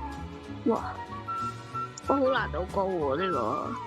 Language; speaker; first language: Chinese; early bilingual, heritage; Cantonese